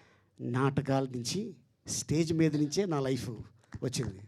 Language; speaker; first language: Telugu; native; Telugu